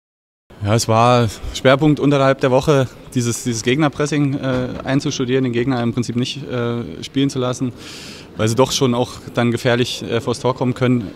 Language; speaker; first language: German; native; German